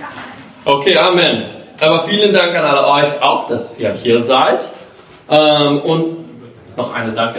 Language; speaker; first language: German; non-native, learner; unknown